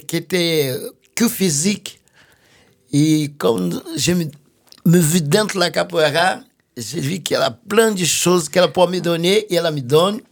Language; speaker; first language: French; non-native, fluent; Portuguese